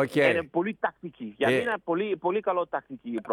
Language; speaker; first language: Greek; non-native, learner; Dutch